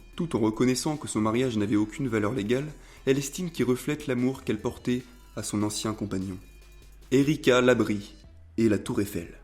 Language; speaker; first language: French; native; French